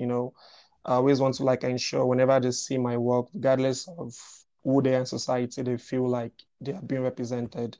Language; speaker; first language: English; non-native, local second language; Igbo